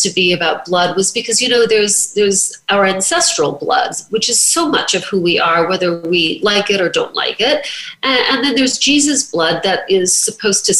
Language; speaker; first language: English; native; English